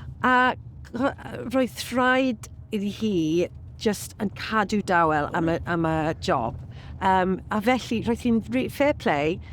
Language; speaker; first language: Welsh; non-native, local second language; English